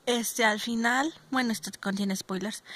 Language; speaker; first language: Spanish; native; Spanish